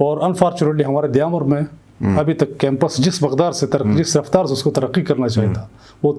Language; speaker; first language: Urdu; non-native, local second language; Shina